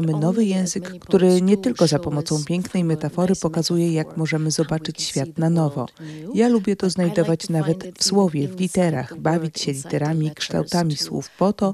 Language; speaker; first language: Polish; non-native, fluent; German